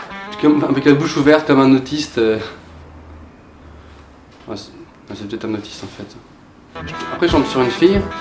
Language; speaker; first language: French; native; French